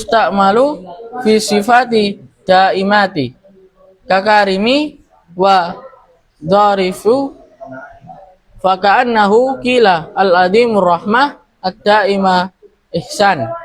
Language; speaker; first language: Arabic; non-native, fluent; Indonesian